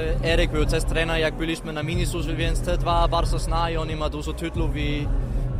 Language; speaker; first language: Polish; non-native, learner; Danish